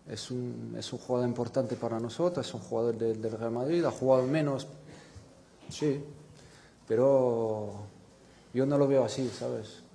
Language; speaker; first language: Spanish; non-native, fluent; French